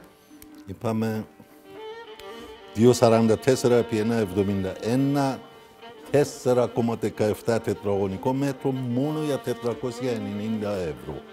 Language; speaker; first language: Greek; non-native, fluent; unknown